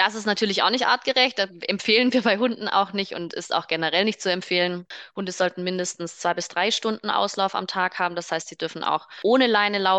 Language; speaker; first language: German; native; German